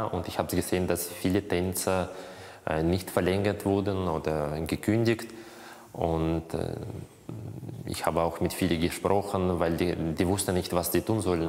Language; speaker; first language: German; non-native, fluent; Russian